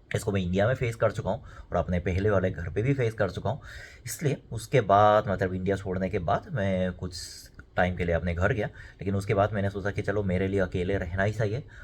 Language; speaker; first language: Hindi; non-native, fluent; Korean